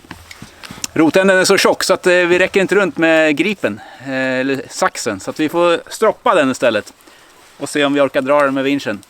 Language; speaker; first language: Swedish; native; Swedish